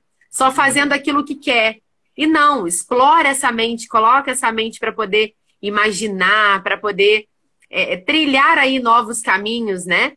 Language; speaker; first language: Portuguese; native; Portuguese